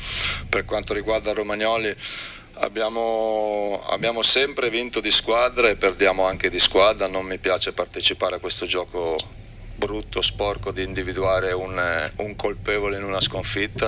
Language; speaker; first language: Italian; native; Italian